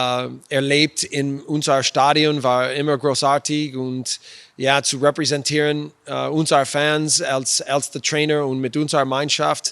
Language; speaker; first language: German; non-native, fluent; English